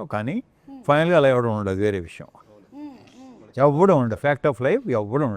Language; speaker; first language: Telugu; native; Telugu